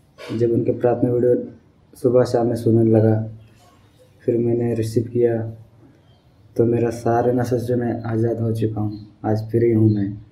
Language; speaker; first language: Hindi; non-native, local second language; Kannada